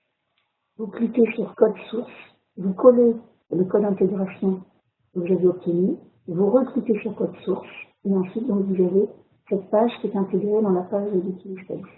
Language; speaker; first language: French; native; French